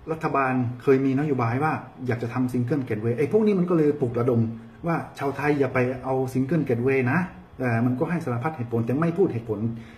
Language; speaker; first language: Thai; early bilingual, heritage; Thai